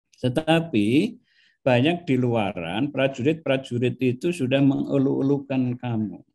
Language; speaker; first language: Indonesian; non-native, local second language; Javanese